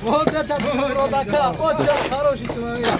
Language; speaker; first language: Russian; non-native, learner; Uzbek